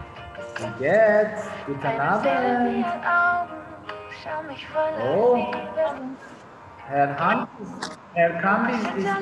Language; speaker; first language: German; non-native, learner; Turkish